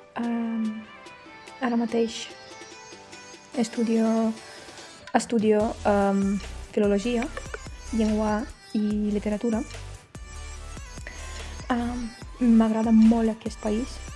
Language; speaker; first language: Catalan; non-native, learner; Ukrainian